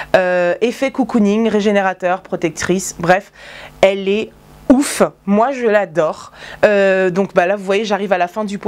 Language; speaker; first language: French; native; French